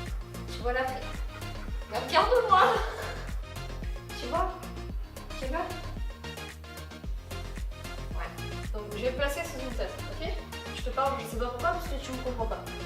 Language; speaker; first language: French; native; French